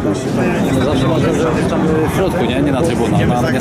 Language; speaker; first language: Polish; native; Polish